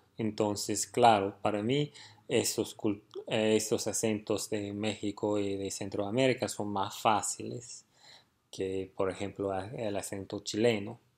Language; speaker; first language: Spanish; non-native, fluent; English